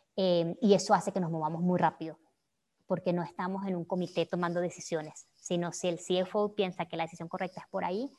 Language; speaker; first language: Spanish; native; Spanish